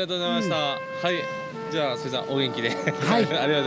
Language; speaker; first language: Japanese; non-native, fluent; Korean